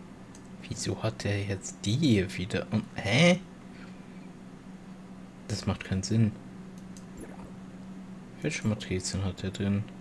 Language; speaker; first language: German; non-native, local second language; Luxembourgish